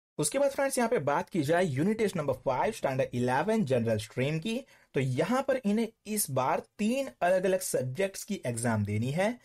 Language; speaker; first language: Hindi; non-native, local second language; Gujarati